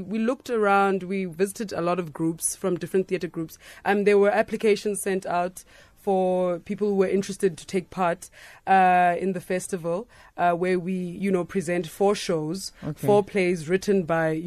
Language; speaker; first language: English; non-native, local second language; Xhosa